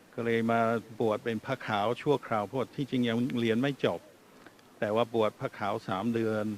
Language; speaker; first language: Thai; non-native, fluent; English